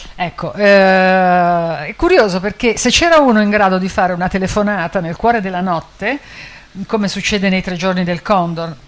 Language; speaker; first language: Italian; native; Italian